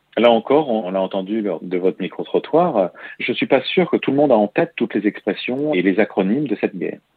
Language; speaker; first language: French; native; French